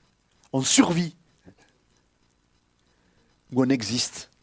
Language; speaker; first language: French; native; French